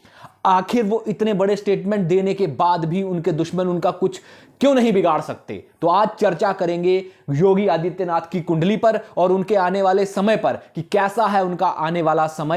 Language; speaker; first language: Hindi; native; Hindi